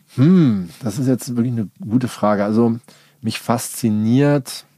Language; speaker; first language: German; native; German